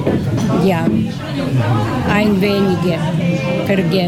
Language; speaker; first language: German; non-native, learner; Ukrainian